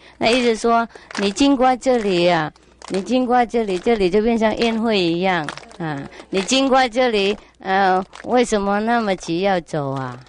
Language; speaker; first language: Chinese; non-native, fluent; Vietnamese